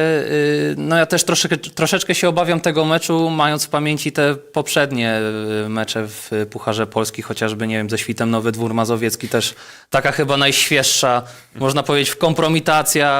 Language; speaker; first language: Polish; native; Polish